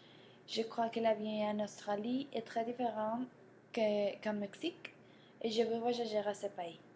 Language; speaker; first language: French; non-native, learner; Spanish